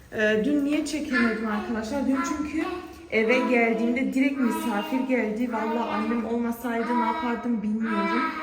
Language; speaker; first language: Turkish; early bilingual, heritage; Turkish